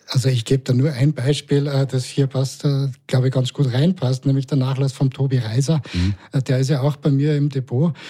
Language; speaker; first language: German; native; German